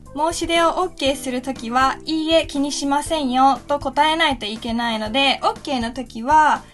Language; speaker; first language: Japanese; native; Japanese